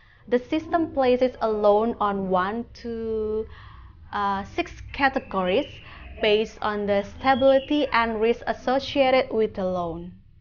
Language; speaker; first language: English; non-native, fluent; Indonesian